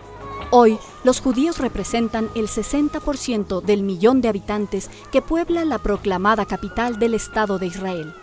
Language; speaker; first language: Spanish; native; Spanish